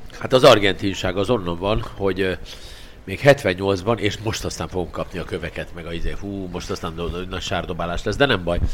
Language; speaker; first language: Hungarian; native; Hungarian